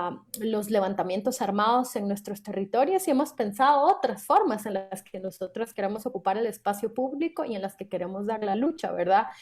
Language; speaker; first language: Spanish; native; Spanish